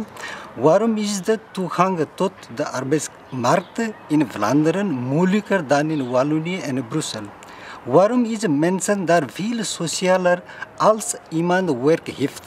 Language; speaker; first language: Dutch; non-native, learner; Nepali